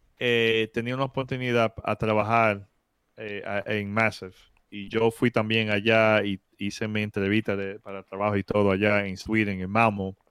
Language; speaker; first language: Spanish; early bilingual, heritage; Spanish